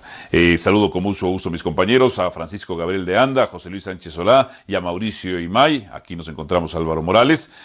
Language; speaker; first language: Spanish; native; Spanish